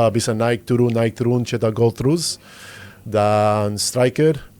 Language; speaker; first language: Indonesian; non-native, fluent; English